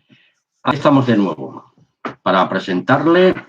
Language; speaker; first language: Spanish; native; Spanish